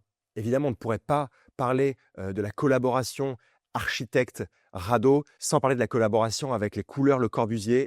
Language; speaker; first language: French; native; French